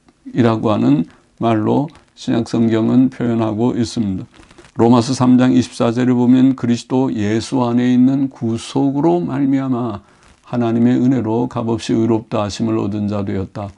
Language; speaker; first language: Korean; native; Korean